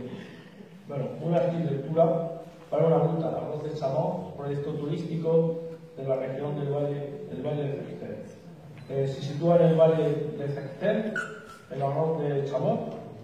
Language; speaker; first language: Spanish; native; Spanish